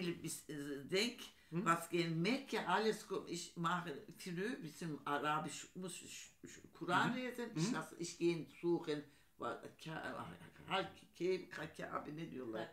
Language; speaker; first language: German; non-native, learner; Turkish